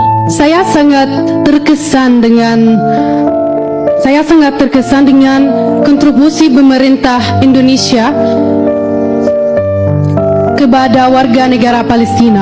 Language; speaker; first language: Indonesian; non-native, fluent; Arabic